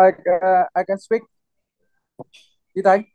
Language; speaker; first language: English; non-native, learner; Vietnamese